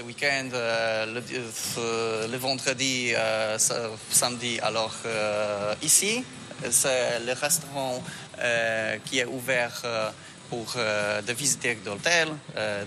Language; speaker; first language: French; non-native, learner; Polish